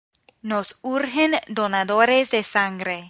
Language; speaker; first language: Spanish; non-native, fluent; English